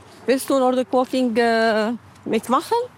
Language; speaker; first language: German; non-native, learner; Arabic